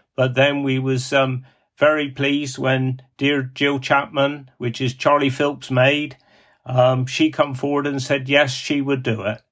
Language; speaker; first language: English; native; English